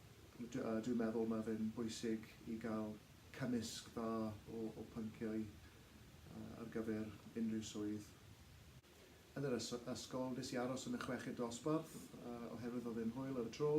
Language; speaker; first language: Welsh; non-native, local second language; English